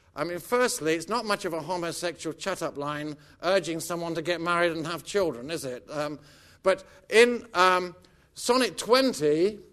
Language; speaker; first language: English; native; English